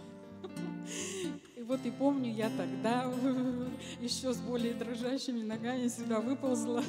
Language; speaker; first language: Russian; native; Russian